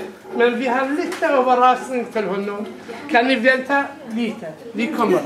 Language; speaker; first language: Swedish; non-native, fluent; Arabic